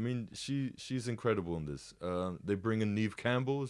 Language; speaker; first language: English; native; English